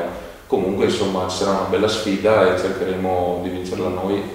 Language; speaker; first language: Italian; native; Italian